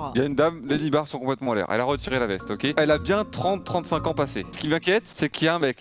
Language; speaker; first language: French; native; French